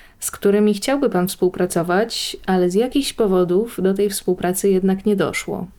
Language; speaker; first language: Polish; native; Polish